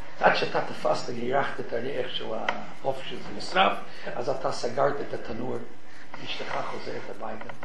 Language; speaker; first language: Hebrew; non-native, fluent; English